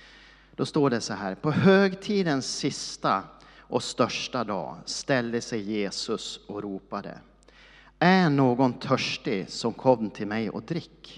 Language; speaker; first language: Swedish; native; Swedish